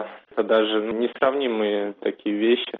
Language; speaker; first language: Russian; native; Russian